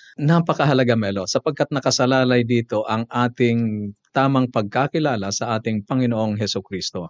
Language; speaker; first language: Filipino; native; Filipino